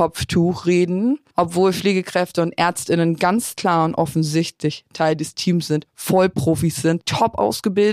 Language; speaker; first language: German; native; German